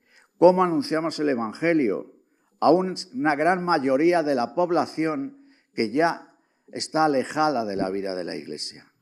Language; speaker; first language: Spanish; native; Spanish